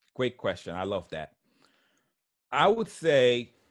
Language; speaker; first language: English; early bilingual, other home language; Haitian Creole